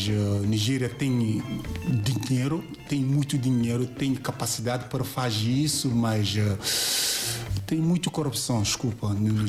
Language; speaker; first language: Portuguese; non-native, learner; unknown